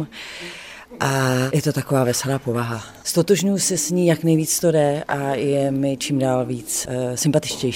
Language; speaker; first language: Czech; native; Czech